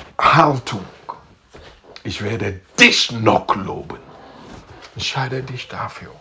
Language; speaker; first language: German; non-native, learner; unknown